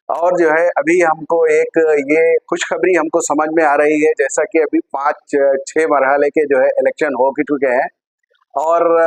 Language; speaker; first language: Urdu; native; Urdu